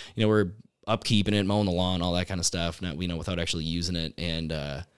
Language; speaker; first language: English; native; English